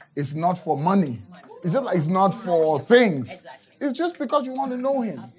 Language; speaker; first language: English; non-native, local second language; Yoruba